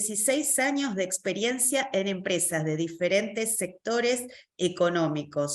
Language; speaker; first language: Spanish; native; Spanish